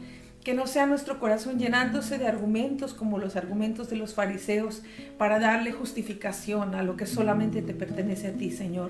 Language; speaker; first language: Spanish; native; Spanish